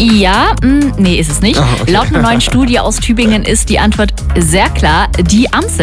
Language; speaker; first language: German; native; German